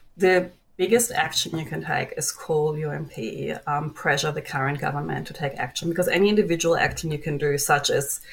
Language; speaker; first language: English; non-native, fluent; German